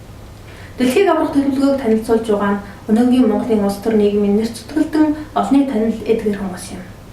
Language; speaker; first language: Mongolian; native; Mongolian